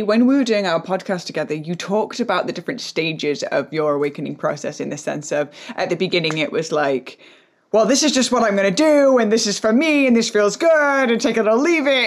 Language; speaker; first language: English; native; English